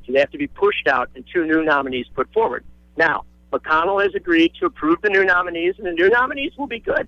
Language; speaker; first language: English; native; English